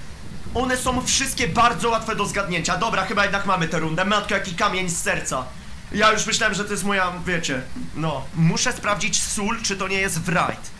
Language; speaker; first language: Polish; native; Polish